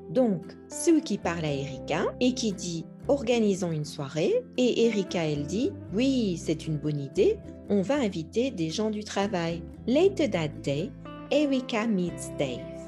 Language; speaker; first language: French; native; French